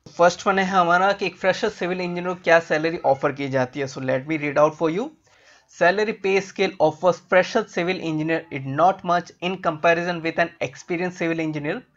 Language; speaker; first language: Hindi; native; Hindi